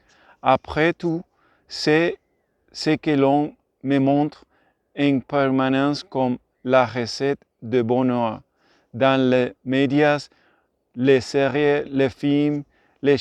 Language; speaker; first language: French; non-native, learner; Spanish